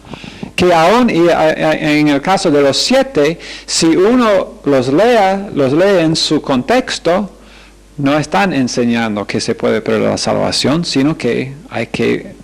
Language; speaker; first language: Spanish; non-native, fluent; English